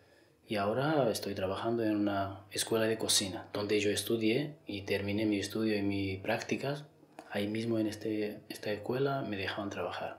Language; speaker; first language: Spanish; non-native, learner; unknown